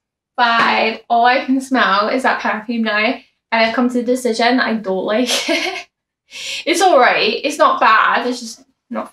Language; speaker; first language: English; native; English